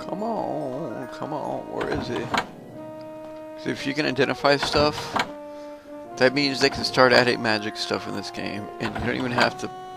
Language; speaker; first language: English; native; English